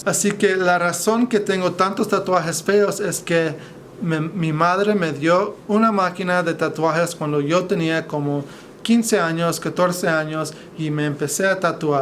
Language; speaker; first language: Spanish; non-native, fluent; English